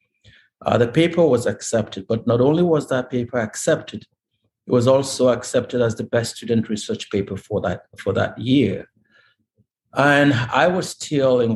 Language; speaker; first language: English; non-native, local second language; Igbo